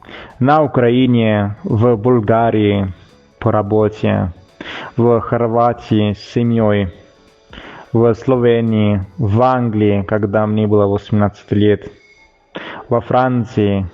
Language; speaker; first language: Russian; non-native, fluent; Italian